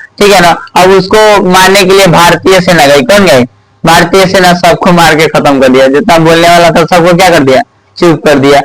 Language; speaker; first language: Hindi; native; Hindi